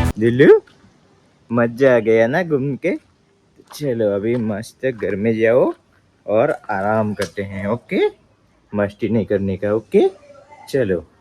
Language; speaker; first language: Hindi; non-native, local second language; Gujarati